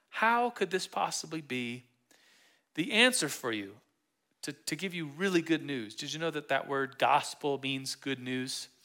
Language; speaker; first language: English; native; English